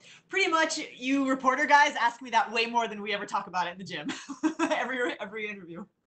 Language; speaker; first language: English; native; English